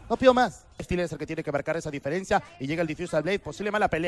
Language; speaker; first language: Spanish; native; Spanish